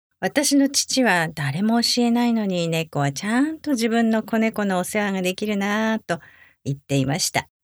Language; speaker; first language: Japanese; native; Japanese